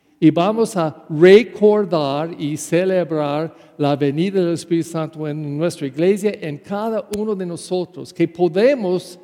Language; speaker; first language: Spanish; non-native, fluent; English